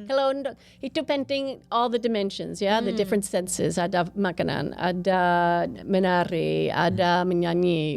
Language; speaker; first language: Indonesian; non-native, fluent; English